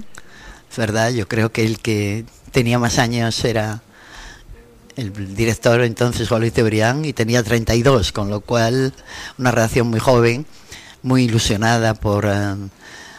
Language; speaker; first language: Spanish; native; Spanish